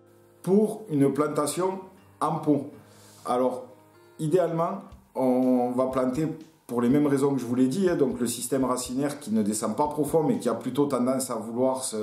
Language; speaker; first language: French; native; French